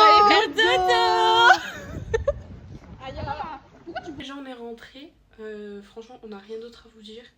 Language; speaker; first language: French; native; French